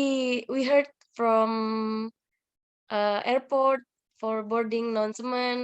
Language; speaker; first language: English; non-native, learner; Indonesian